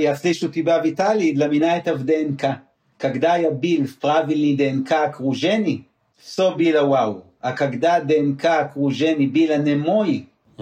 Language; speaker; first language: Russian; non-native, learner; Hebrew